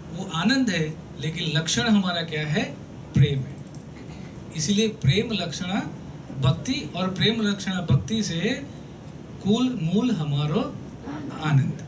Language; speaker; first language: Hindi; non-native, local second language; Gujarati